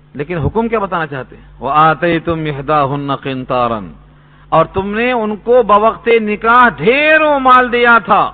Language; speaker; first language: Urdu; native; Urdu